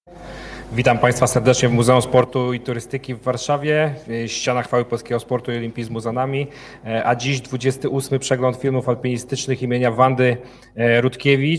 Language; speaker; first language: Polish; native; Polish